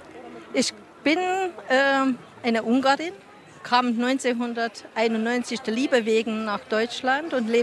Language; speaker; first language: German; non-native, fluent; Hungarian